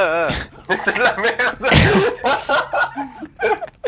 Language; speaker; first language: French; native; French